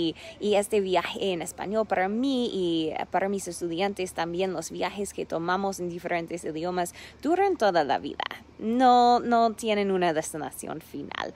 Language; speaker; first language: Spanish; non-native, fluent; English